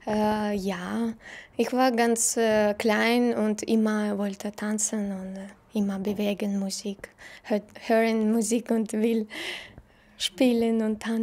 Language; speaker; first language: German; non-native, learner; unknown